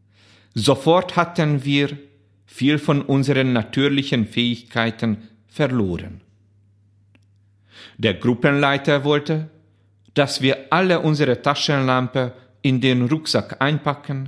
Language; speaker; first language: German; non-native, fluent; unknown